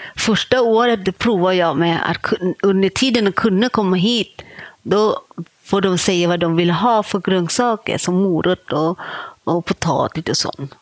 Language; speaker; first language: Swedish; non-native, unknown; Thai